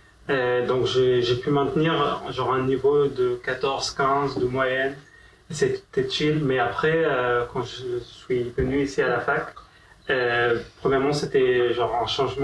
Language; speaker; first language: French; non-native, fluent; Arabic